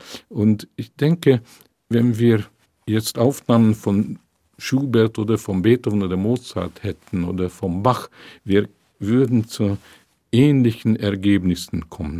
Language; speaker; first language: German; non-native, fluent; Hungarian